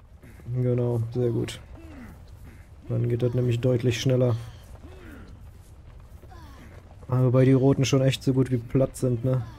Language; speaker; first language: German; native; German